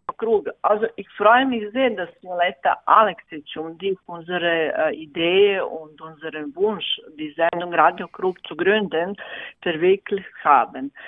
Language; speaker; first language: German; non-native, fluent; Serbian